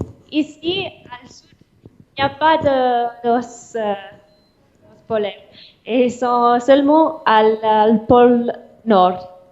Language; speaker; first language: French; non-native, learner; English